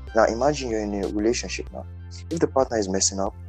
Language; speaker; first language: English; non-native, local second language; Yoruba